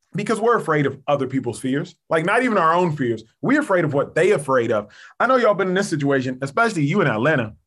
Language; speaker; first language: English; early bilingual, other home language; Yoruba